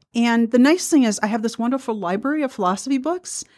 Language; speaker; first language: English; native; English